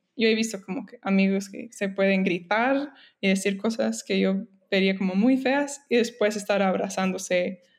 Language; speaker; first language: Spanish; non-native, fluent; English